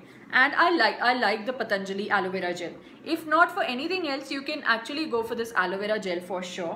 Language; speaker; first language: English; non-native, local second language; Hindi